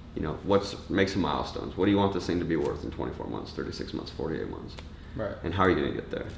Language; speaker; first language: English; native; English